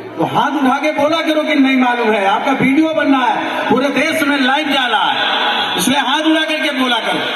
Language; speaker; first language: Hindi; native; Hindi